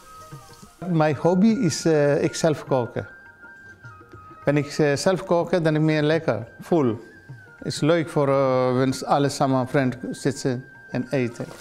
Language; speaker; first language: Dutch; non-native, learner; Punjabi